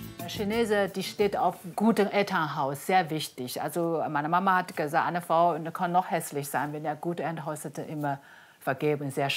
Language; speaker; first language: German; non-native, learner; Chinese